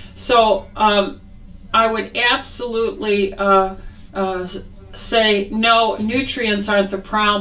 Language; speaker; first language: English; native; English